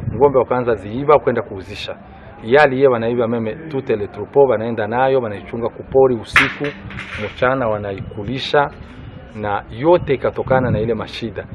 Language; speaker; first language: Swahili; non-native, local second language; Kinyarwanda